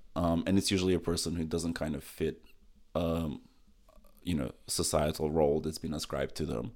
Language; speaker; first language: English; early bilingual, other home language; Macedonian